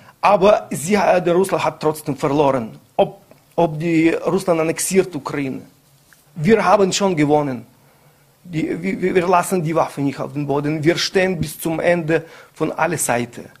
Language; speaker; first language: German; non-native, learner; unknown